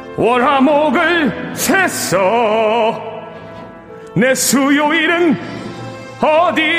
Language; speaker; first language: Korean; native; Korean